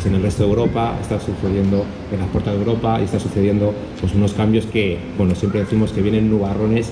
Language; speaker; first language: Spanish; native; Spanish